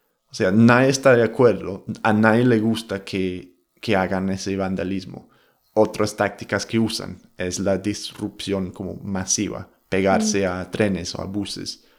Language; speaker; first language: Spanish; non-native, fluent; English